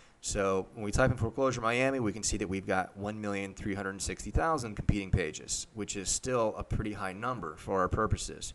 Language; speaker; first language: English; native; English